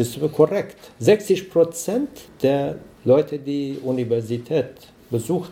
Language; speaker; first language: German; non-native, learner; Persian